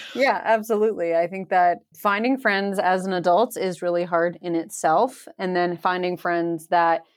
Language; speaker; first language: English; native; English